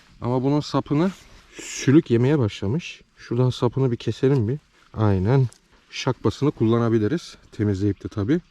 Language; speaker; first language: Turkish; early bilingual, heritage; Turkish